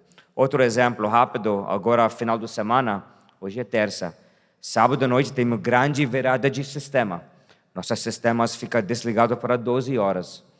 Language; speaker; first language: Portuguese; non-native, fluent; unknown